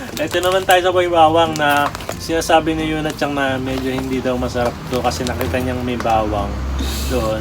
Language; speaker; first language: Filipino; native; Filipino